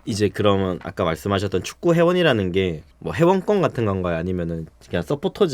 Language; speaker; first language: Korean; native; Korean